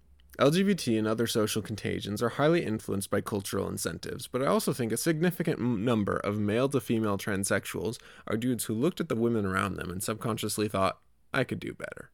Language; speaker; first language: English; native; English